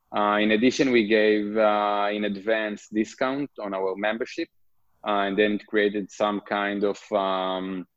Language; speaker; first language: English; non-native, fluent; Hebrew